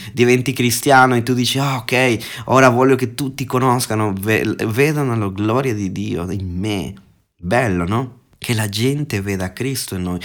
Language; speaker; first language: Italian; non-native, fluent; Spanish